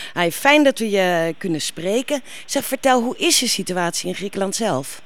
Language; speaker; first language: Dutch; native; Dutch